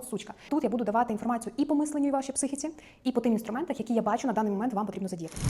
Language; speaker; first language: Ukrainian; native; Ukrainian